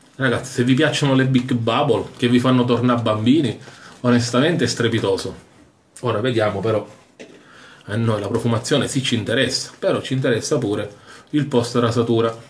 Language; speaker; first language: Italian; native; Italian